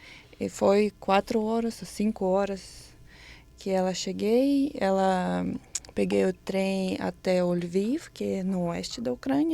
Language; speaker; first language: Portuguese; non-native, learner; Ukrainian